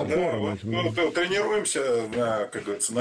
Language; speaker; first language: Russian; native; Russian